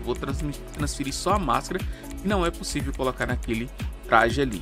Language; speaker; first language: Portuguese; native; Portuguese